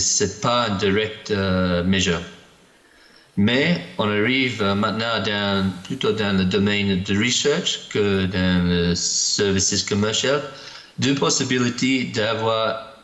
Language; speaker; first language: French; non-native, learner; English